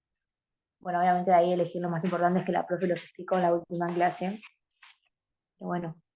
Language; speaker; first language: Spanish; native; Spanish